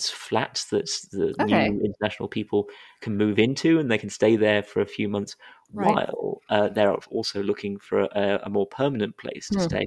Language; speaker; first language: English; native; English